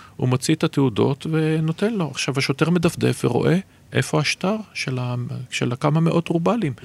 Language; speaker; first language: Hebrew; native; Hebrew